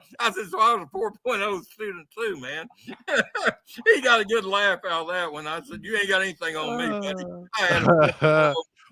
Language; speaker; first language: English; native; English